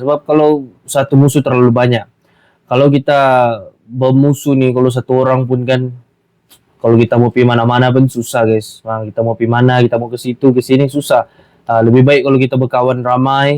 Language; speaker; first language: Malay; native; Malay